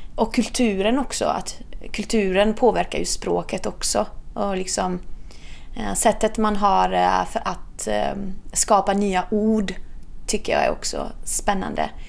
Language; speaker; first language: Swedish; non-native, fluent; Italian